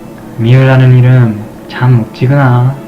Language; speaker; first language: Korean; non-native, learner; English